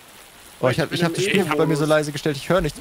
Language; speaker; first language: German; native; German